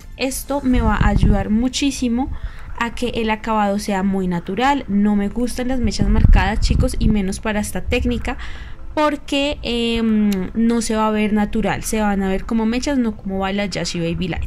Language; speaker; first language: Spanish; native; Spanish